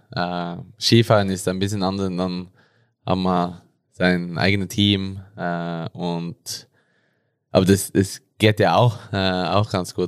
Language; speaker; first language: German; non-native, learner; Norwegian